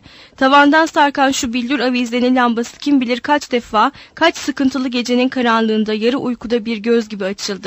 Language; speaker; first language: Turkish; native; Turkish